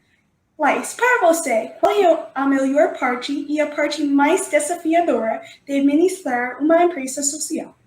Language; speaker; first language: Portuguese; non-native, fluent; English